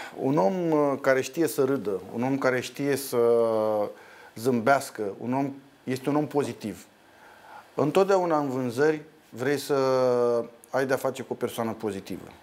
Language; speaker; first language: Romanian; native; Romanian